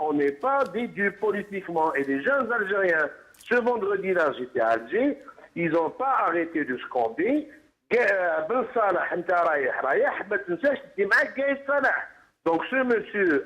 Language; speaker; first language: French; non-native, local second language; Kabyle